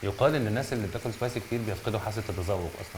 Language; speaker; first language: Arabic; native; Arabic